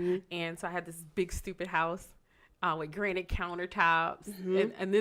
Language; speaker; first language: English; native; English